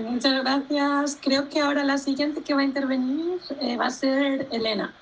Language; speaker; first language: Spanish; native; Spanish